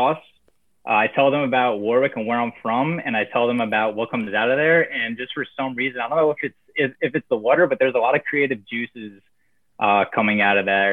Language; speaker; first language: English; native; English